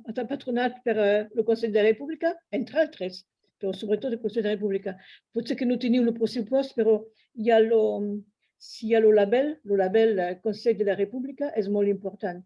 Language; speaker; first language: Catalan; non-native, fluent; French